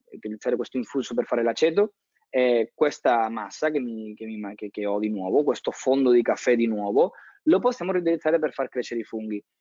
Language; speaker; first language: Italian; non-native, fluent; Spanish